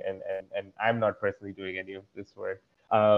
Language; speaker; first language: English; non-native, local second language; Marathi